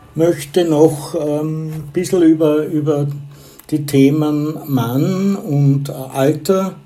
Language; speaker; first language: German; native; German